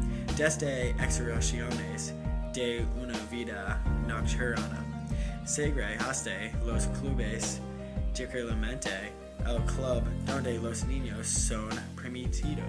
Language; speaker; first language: Spanish; non-native, learner; English